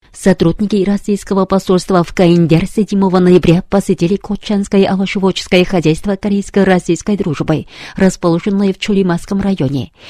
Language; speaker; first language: Russian; non-native, fluent; Korean